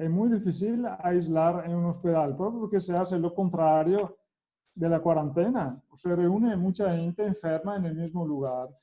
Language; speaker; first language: Spanish; non-native, fluent; Italian